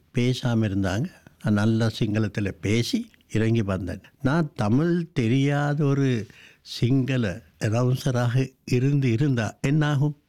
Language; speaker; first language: Tamil; non-native, local second language; Sinhala